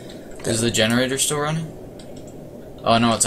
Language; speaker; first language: English; native; English